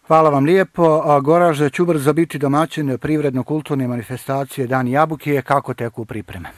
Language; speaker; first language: Bosnian; native; Bosnian